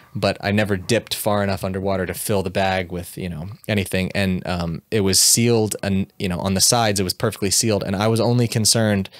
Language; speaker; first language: English; native; English